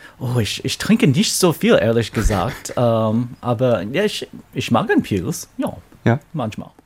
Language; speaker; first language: German; non-native, learner; English